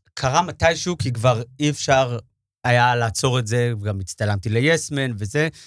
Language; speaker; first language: Hebrew; native; Hebrew